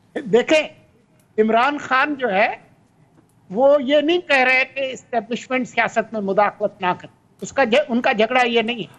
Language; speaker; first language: Urdu; non-native, local second language; Sindhi